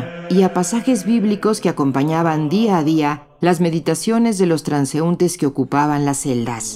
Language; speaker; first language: Spanish; native; Spanish